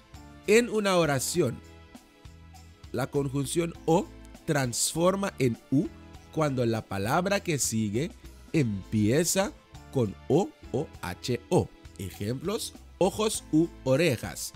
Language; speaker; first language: Spanish; non-native, fluent; Dutch